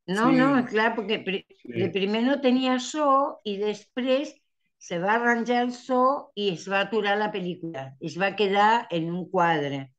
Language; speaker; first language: Catalan; early bilingual, heritage; Spanish